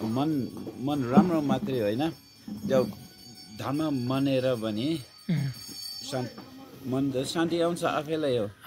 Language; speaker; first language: Nepali; non-native, fluent; English